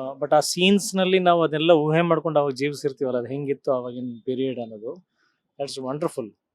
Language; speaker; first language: Kannada; native; Kannada